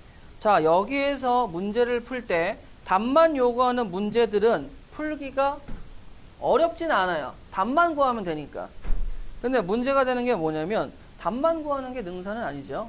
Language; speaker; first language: Korean; native; Korean